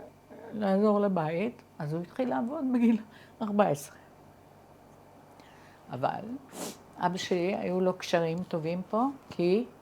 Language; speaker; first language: Hebrew; early bilingual, other home language; Arabic